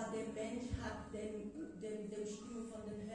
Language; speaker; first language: German; non-native, fluent; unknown